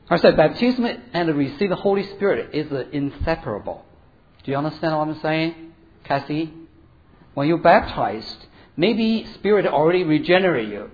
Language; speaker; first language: English; non-native, learner; Chinese